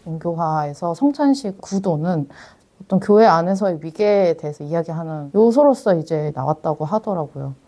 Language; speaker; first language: Korean; native; Korean